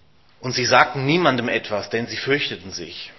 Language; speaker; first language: German; native; German